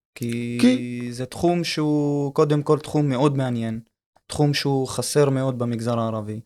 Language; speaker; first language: Hebrew; non-native, local second language; Arabic